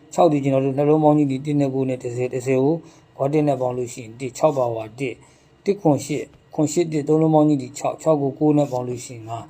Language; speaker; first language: Burmese; native; Burmese